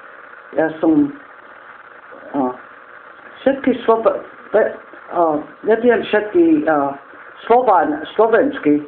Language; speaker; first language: Slovak; early bilingual, heritage; Slovak